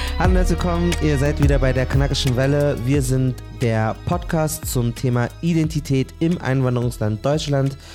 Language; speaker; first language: German; native; German